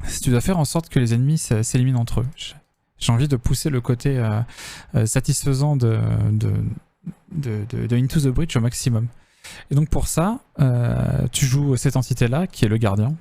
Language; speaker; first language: French; native; French